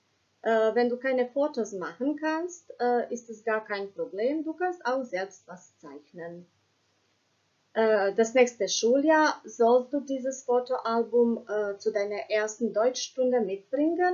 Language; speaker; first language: German; non-native, fluent; Croatian